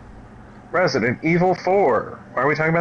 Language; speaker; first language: English; native; English